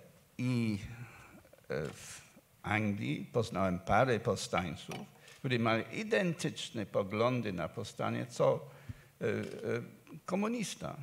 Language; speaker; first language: Polish; non-native, fluent; English